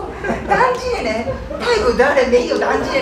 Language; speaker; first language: Chinese; non-native, fluent; Japanese